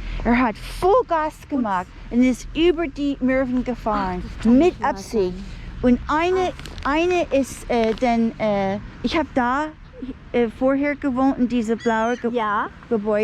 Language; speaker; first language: German; non-native, learner; English